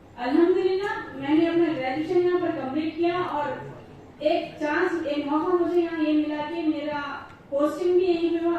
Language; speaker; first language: Urdu; native; Urdu